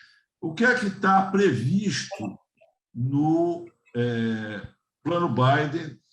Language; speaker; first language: Portuguese; native; Portuguese